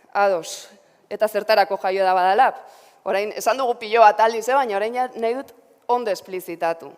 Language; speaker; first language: Basque; native; Basque